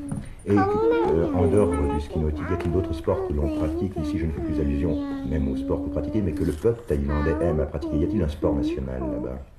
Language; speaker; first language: French; native; French